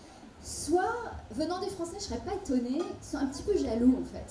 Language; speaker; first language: French; native; French